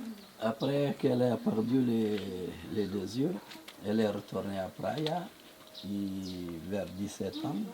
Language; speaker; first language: French; non-native, learner; Portuguese